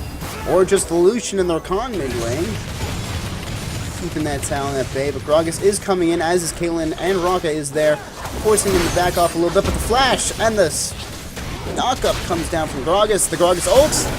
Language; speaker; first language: English; native; English